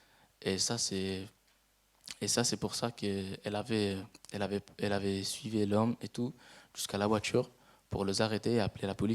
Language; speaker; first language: French; non-native, fluent; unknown